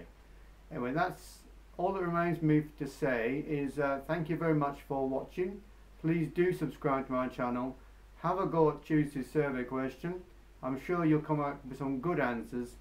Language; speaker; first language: English; native; English